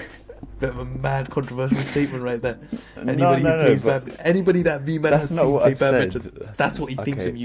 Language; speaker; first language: English; native; English